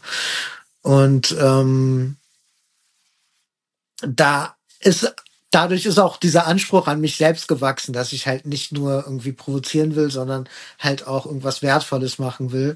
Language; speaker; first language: German; early bilingual, other home language; Persian